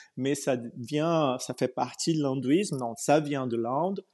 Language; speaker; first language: French; non-native, fluent; Portuguese